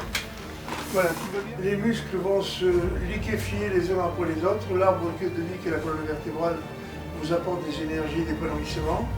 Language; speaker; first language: French; native; French